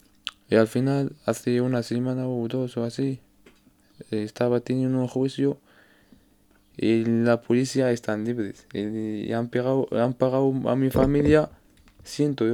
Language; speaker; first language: Spanish; non-native, learner; Arabic